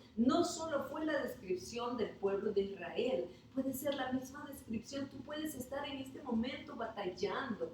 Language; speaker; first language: Spanish; native; Spanish